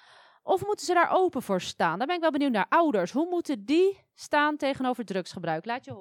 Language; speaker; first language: Dutch; native; Dutch